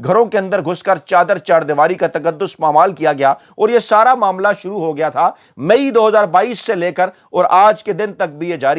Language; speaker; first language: Urdu; native; Urdu